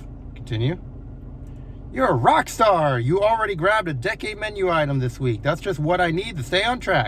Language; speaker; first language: English; native; English